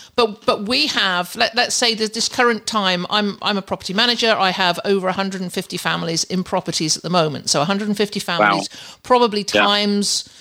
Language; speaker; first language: English; native; English